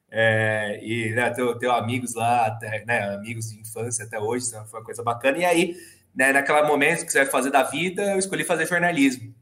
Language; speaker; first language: Portuguese; native; Portuguese